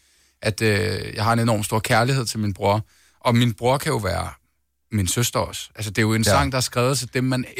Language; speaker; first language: Danish; native; Danish